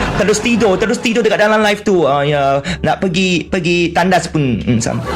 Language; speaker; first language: Malay; non-native, local second language; Chinese